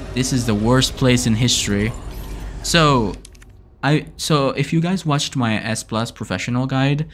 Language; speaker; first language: English; non-native, fluent; Spanish